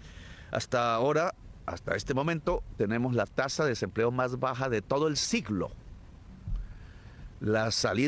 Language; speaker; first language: Spanish; native; Spanish